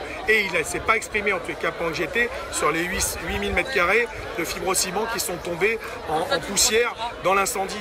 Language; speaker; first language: French; native; French